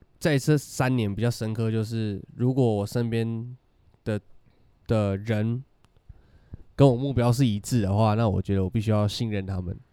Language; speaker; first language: Chinese; native; Chinese